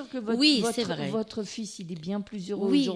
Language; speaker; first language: French; native; French